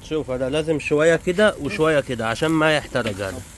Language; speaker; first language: Arabic; native; Arabic